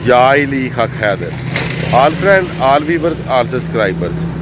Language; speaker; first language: Urdu; non-native, local second language; Punjabi